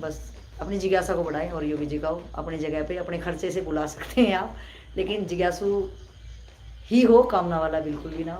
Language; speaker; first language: Hindi; native; Hindi